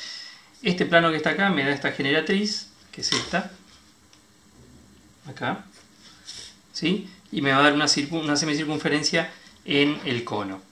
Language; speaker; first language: Spanish; native; Spanish